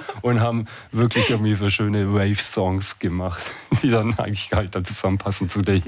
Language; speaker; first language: German; native; German